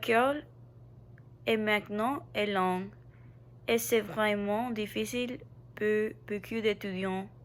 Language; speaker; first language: French; non-native, learner; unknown